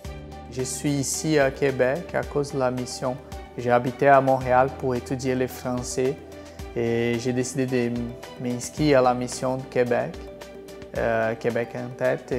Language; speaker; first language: French; non-native, fluent; Portuguese